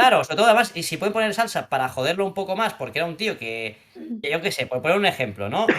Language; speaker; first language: Spanish; native; Spanish